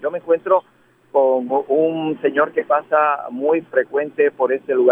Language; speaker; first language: Spanish; native; Spanish